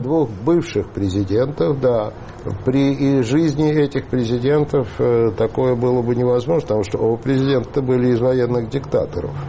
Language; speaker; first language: Russian; native; Russian